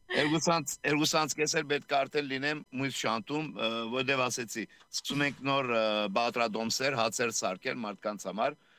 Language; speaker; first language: Armenian; native; Armenian